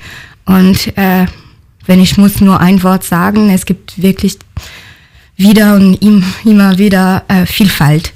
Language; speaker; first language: German; non-native, learner; French